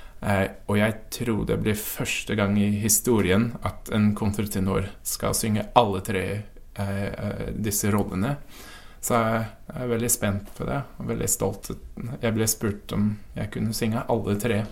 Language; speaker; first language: Norwegian; non-native, fluent; English